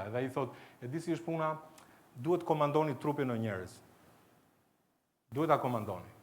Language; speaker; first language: Albanian; native; Albanian